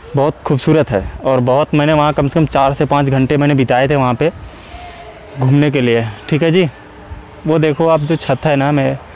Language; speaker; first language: Hindi; native; Hindi